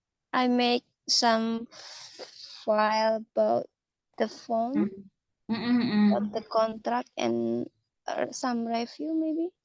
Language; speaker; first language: English; non-native, learner; Indonesian